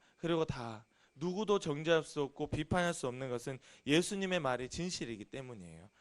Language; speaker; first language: Korean; native; Korean